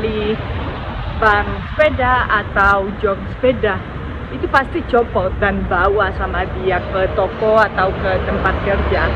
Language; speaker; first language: Indonesian; non-native, fluent; Spanish